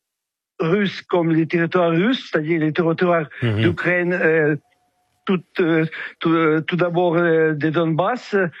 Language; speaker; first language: French; non-native, fluent; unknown